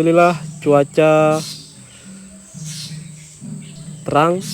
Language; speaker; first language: Indonesian; non-native, fluent; Japanese